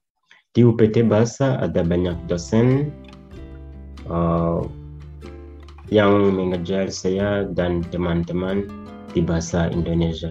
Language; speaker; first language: Indonesian; non-native, learner; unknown